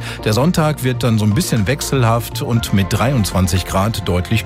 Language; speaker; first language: German; native; German